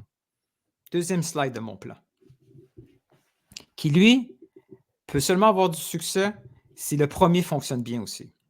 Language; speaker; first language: French; native; French